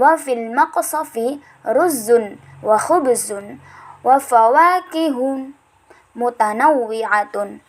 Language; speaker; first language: Arabic; non-native, learner; Indonesian